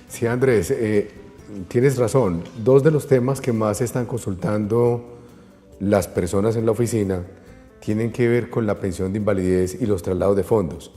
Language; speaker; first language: Spanish; native; Spanish